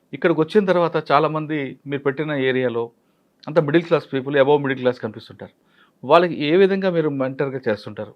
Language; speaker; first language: Telugu; native; Telugu